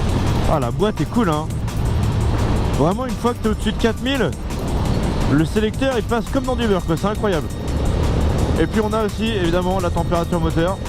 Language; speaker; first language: French; native; French